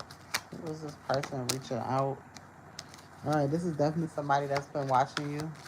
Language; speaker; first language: English; native; English